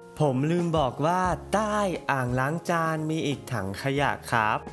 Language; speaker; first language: Thai; non-native, fluent; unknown